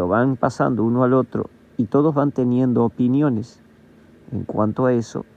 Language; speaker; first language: Spanish; native; Spanish